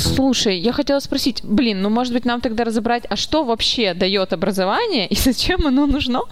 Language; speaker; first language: Russian; native; Russian